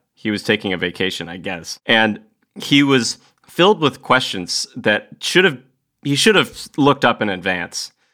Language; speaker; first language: English; native; English